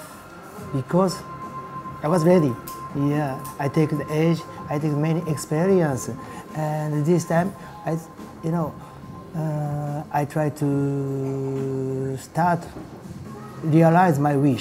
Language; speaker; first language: English; non-native, learner; Japanese